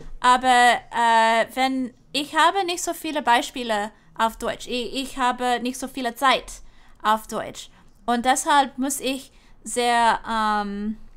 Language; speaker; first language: German; non-native, learner; English